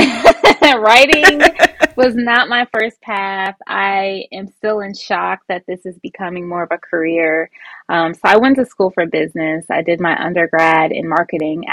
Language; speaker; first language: English; native; English